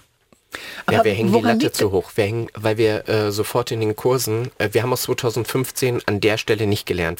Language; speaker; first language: German; native; German